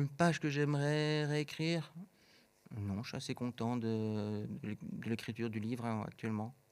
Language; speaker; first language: French; native; French